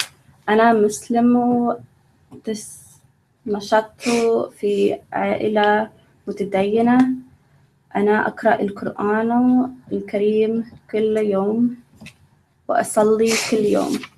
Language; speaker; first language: Arabic; non-native, learner; English